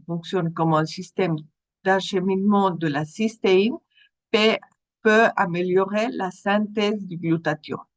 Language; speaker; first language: French; non-native, fluent; Spanish